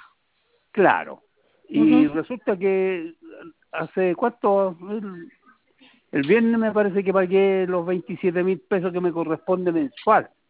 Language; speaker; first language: Spanish; native; Spanish